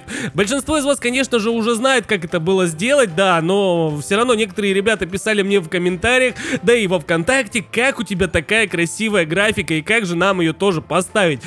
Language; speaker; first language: Russian; native; Russian